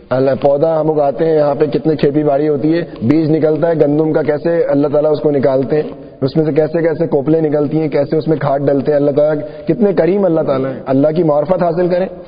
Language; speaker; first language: Urdu; non-native, local second language; Sindhi